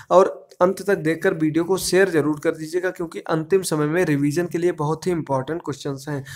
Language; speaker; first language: Hindi; native; Hindi